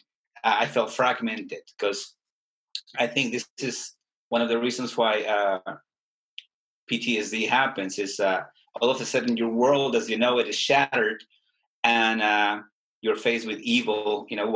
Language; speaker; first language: English; non-native, fluent; Spanish